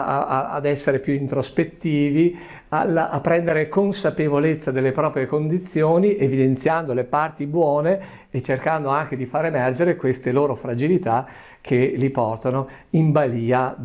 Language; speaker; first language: Italian; native; Italian